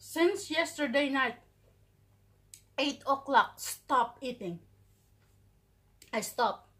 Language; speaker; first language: English; non-native, local second language; Filipino